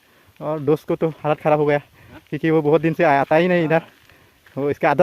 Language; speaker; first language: Hindi; non-native, local second language; Karbi